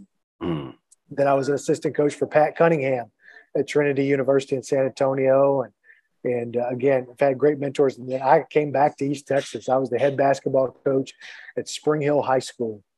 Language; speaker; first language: English; native; English